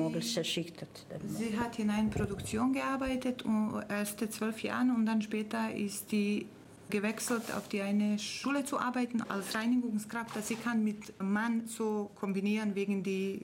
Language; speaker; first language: German; non-native, fluent; Serbian